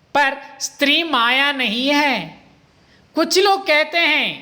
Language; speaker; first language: Hindi; non-native, local second language; Kannada